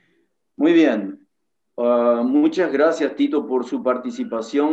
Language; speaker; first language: Spanish; non-native, learner; Portuguese